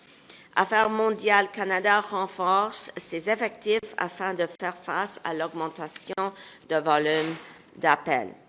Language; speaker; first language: French; non-native, local second language; English